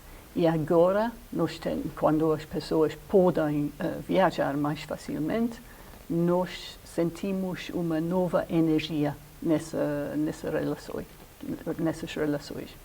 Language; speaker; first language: Portuguese; non-native, fluent; English